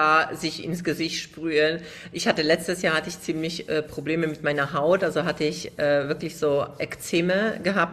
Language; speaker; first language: German; native; German